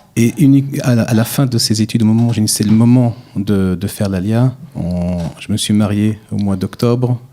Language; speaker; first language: French; native; French